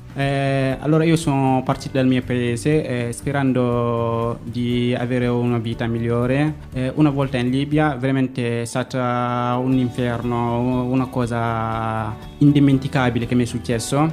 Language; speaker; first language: Italian; non-native, fluent; Fula